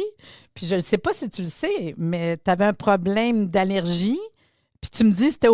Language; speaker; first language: French; native; French